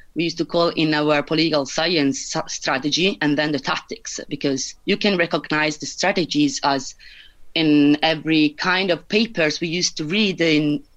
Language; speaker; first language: English; non-native, fluent; Italian